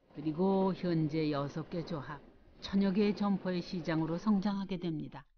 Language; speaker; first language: Korean; native; Korean